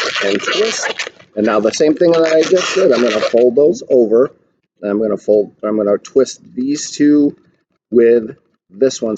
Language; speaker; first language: English; native; English